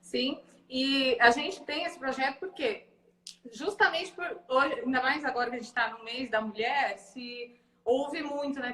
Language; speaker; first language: Portuguese; native; Portuguese